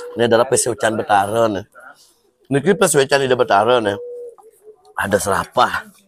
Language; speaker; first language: Indonesian; non-native, local second language; Balinese